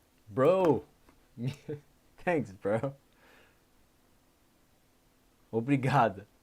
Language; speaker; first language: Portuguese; non-native, learner; English